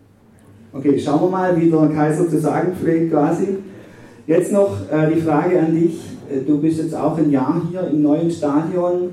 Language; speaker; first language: German; native; German